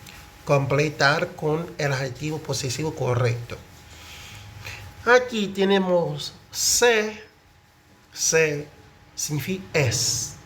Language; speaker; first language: Spanish; non-native, fluent; Haitian Creole